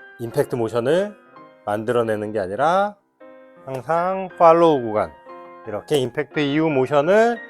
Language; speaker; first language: Korean; native; Korean